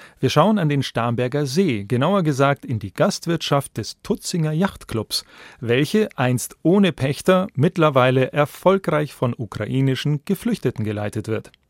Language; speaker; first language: German; native; German